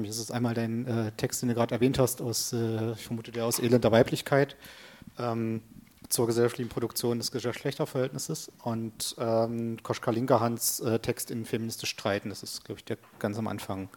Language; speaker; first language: German; native; German